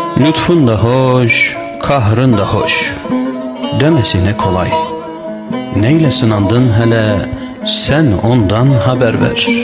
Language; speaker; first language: Turkish; native; Turkish